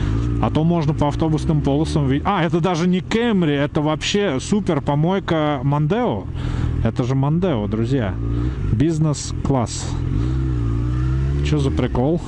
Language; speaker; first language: Russian; native; Russian